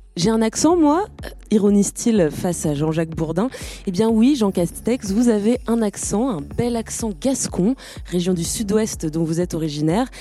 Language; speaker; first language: French; native; French